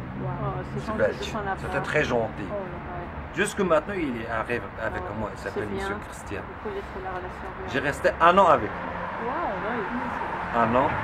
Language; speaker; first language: French; non-native, learner; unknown